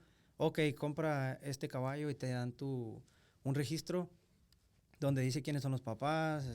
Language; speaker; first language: Spanish; native; Spanish